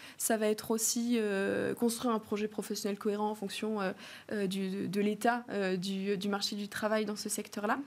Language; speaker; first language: French; native; French